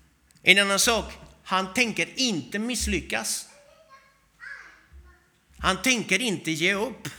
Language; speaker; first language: Swedish; non-native, fluent; Spanish